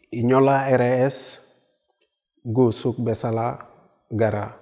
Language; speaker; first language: Basque; non-native, learner; Wolof